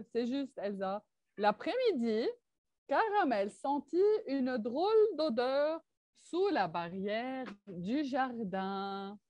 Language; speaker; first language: French; non-native, local second language; Arabic